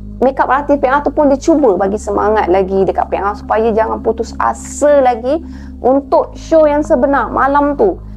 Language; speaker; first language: Malay; native; Malay